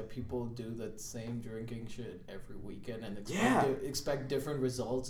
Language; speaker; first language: English; non-native, local second language; Marathi